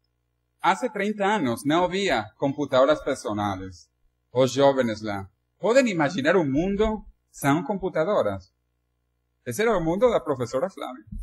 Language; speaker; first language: Spanish; non-native, learner; Portuguese